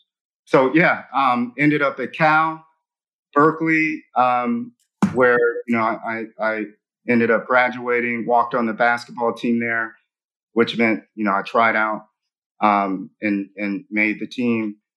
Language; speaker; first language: English; native; English